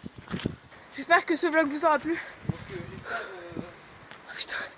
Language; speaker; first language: French; native; French